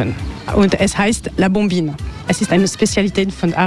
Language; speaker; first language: German; non-native, learner; French